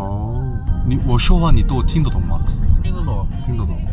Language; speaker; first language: Chinese; non-native, learner; Korean